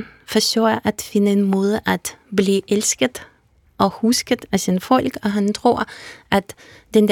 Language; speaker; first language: Danish; non-native, fluent; Russian